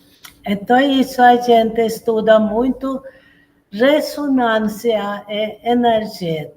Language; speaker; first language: Portuguese; non-native, fluent; Swedish